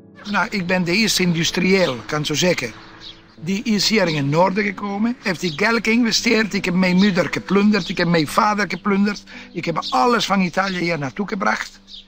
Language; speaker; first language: Dutch; non-native, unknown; Italian